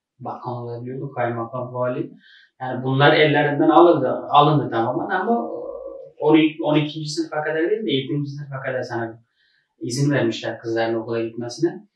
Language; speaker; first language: Turkish; non-native, fluent; Uzbek